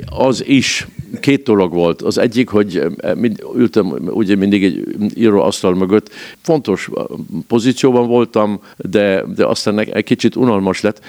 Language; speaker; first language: Hungarian; early bilingual, heritage; Hungarian